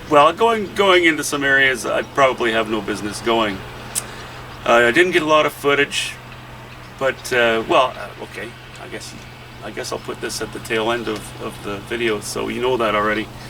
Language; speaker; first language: English; native; English